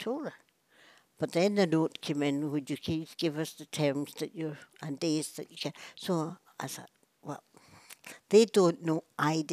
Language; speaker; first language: English; native; English